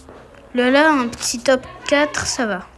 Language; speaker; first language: French; native; French